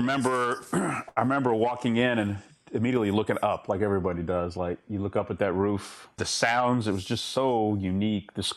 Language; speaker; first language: English; native; English